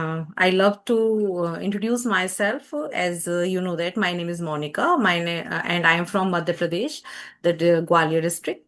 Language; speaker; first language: English; non-native, learner; Hindi